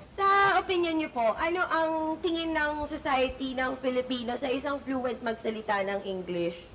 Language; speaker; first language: Filipino; native; Filipino